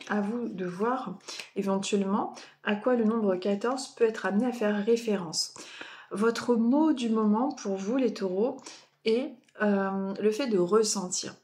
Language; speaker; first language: French; native; French